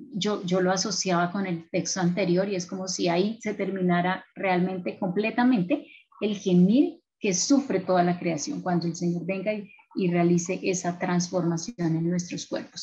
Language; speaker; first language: Spanish; native; Spanish